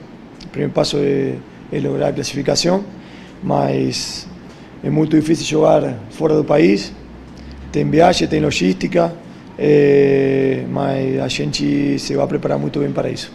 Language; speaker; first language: Portuguese; non-native, fluent; Spanish